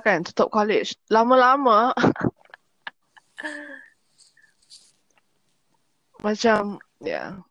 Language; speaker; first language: English; non-native, local second language; Malay